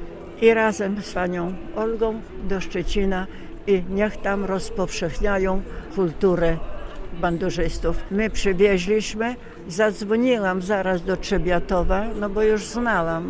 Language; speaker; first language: Polish; non-native, local second language; Ukrainian